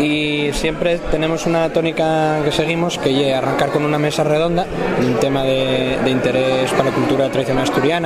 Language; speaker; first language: Spanish; native; Spanish